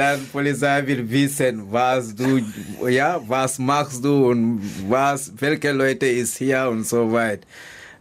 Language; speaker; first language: German; non-native, learner; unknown